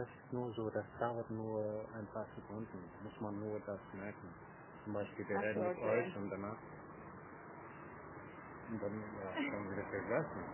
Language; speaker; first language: German; non-native, learner; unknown